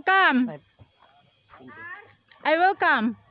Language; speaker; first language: English; non-native, learner; Filipino